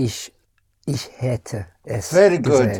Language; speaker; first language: German; non-native, learner; English